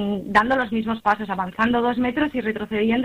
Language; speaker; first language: Spanish; native; Spanish